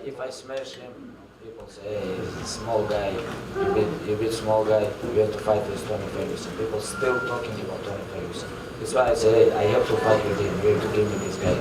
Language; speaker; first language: English; non-native, learner; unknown